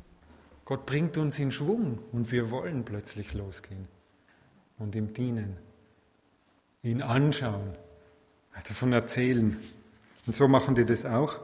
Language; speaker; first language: German; native; German